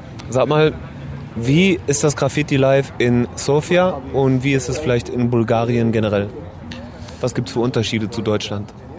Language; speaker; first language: German; native; German